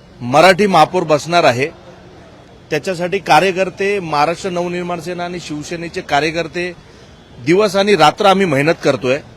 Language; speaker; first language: Marathi; non-native, local second language; Gujarati